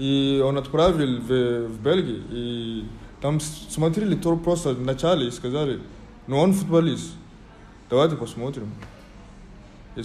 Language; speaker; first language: Russian; non-native, fluent; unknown